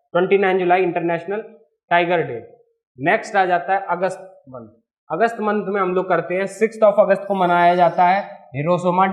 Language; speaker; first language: Hindi; native; Hindi